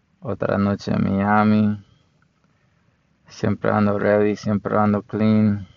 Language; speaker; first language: Spanish; non-native, fluent; English